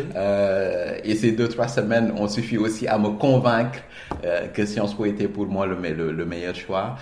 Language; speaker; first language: French; non-native, local second language; Wolof